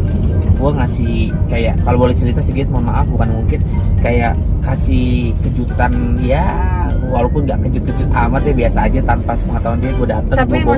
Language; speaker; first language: Indonesian; native; Indonesian